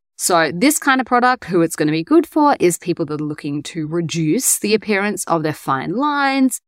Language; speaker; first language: English; native; English